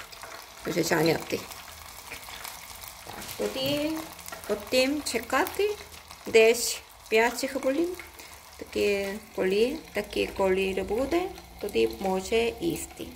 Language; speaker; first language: Ukrainian; non-native, learner; Korean